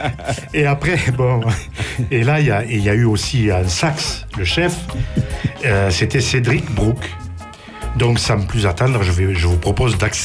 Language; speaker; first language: French; native; French